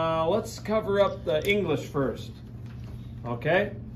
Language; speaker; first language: English; native; English